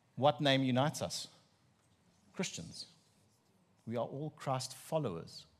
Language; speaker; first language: English; non-native, local second language; Afrikaans